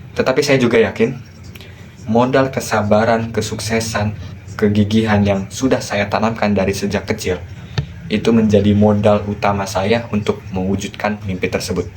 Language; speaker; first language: Indonesian; native; Indonesian